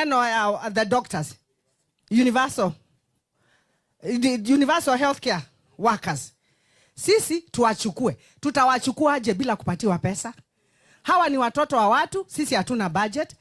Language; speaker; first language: Swahili; non-native, local second language; Kamba